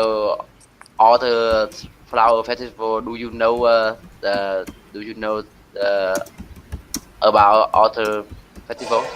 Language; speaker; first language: English; non-native, learner; Vietnamese